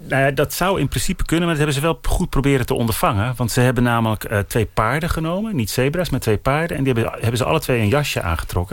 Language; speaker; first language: Dutch; native; Dutch